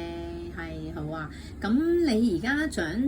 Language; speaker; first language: Cantonese; native; Cantonese